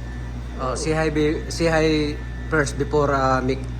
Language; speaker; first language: English; non-native, learner; Filipino